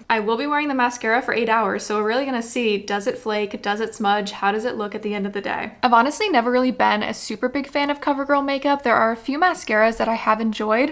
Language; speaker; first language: English; native; English